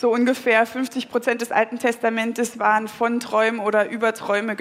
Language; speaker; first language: German; native; German